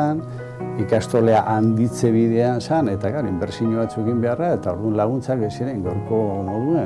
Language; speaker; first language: Basque; native; Basque